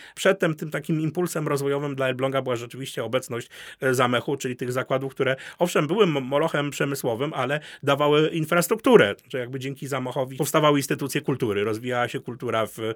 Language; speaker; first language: Polish; native; Polish